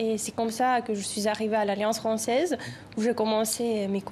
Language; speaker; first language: French; non-native, fluent; Ukrainian